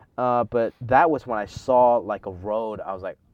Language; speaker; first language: English; non-native, local second language; Cantonese